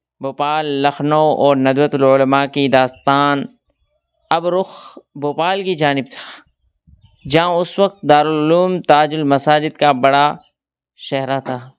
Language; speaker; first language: Urdu; non-native, local second language; Kachhi